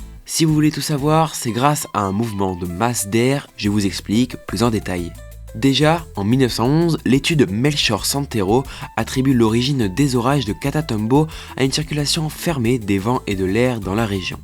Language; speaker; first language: French; native; French